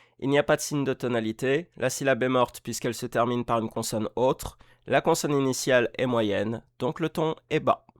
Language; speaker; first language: French; native; French